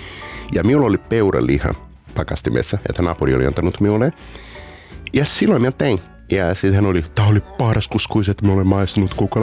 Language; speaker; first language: Finnish; non-native, learner; Portuguese